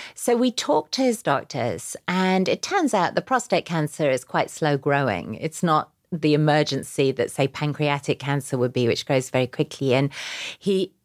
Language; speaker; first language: English; native; English